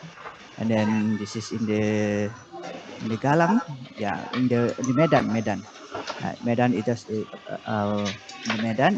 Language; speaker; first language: English; non-native, learner; Indonesian